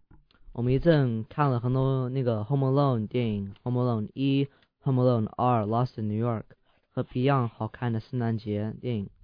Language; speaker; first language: Chinese; early bilingual, heritage; English